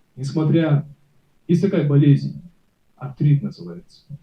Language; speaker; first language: Russian; non-native, local second language; Kazakh